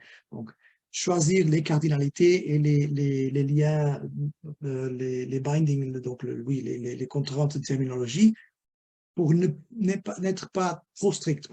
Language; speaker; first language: French; non-native, fluent; Portuguese